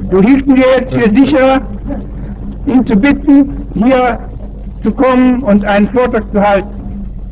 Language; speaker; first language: German; native; German